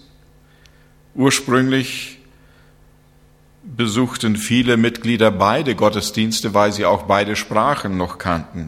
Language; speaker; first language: German; non-native, fluent; English